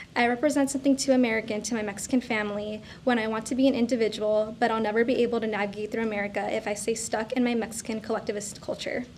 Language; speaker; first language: English; native; English